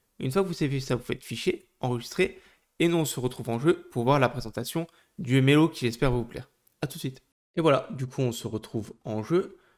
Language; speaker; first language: French; native; French